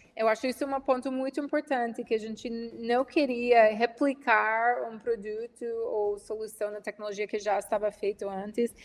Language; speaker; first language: Portuguese; non-native, fluent; English